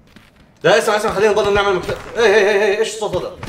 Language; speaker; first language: Arabic; native; Arabic